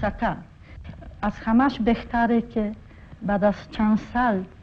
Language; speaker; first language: Persian; non-native, fluent; Polish